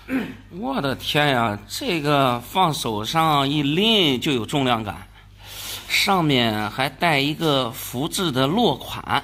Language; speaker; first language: Chinese; native; Chinese